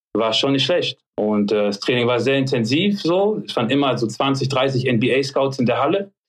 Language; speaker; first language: German; early bilingual, other home language; French